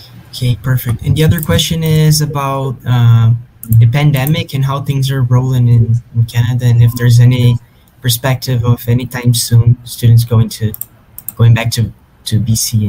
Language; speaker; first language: English; non-native, fluent; Portuguese